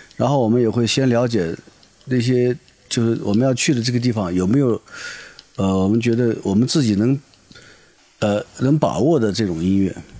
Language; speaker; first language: Chinese; native; Chinese